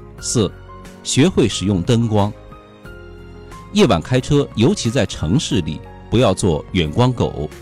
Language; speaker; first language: Chinese; native; Chinese